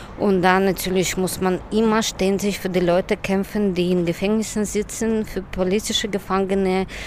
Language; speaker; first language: German; non-native, fluent; Russian